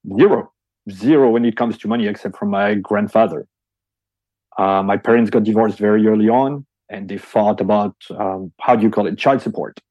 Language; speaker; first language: English; non-native, fluent; French